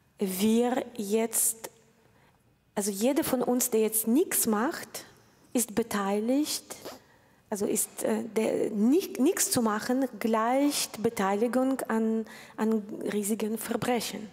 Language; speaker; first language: German; non-native, fluent; Ukrainian